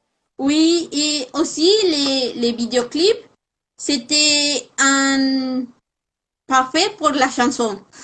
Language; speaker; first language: French; non-native, fluent; Spanish